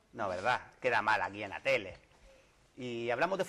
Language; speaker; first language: Spanish; native; Spanish